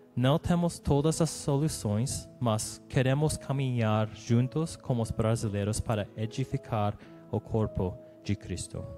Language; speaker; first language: Portuguese; non-native, learner; English